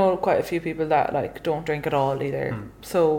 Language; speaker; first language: English; native; English